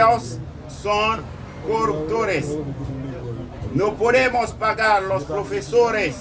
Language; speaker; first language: Spanish; non-native, learner; Haitian Creole